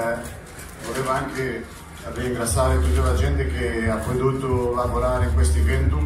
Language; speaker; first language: Italian; non-native, fluent; Portuguese